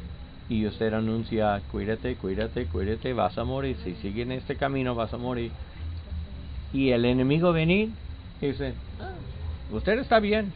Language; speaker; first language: Spanish; non-native, learner; English